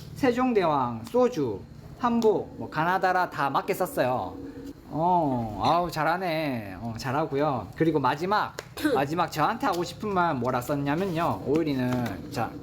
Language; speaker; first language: Korean; native; Korean